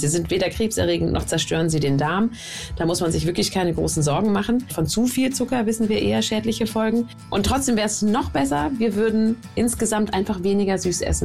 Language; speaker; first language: German; native; German